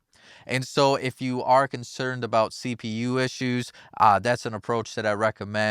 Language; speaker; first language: English; native; English